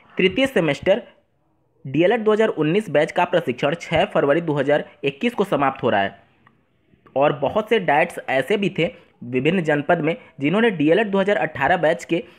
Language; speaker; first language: Hindi; native; Hindi